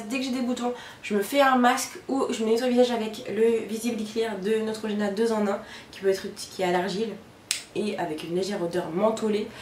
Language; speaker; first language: French; native; French